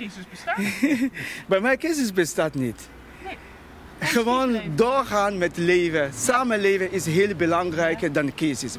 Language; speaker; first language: Dutch; non-native, fluent; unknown